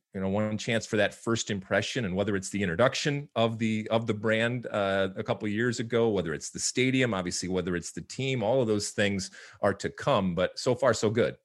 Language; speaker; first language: English; native; English